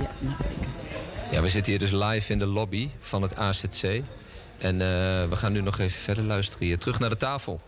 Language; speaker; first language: Dutch; native; Dutch